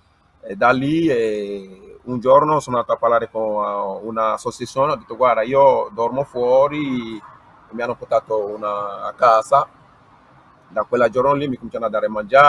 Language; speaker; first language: Italian; non-native, learner; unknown